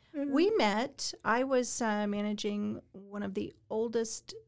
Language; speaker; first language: English; native; English